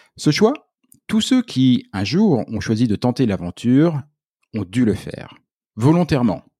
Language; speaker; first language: French; native; French